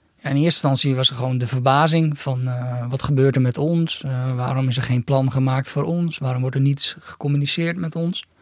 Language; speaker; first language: Dutch; native; Dutch